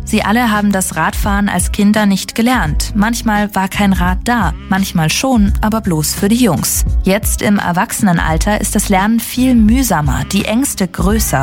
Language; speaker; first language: German; native; German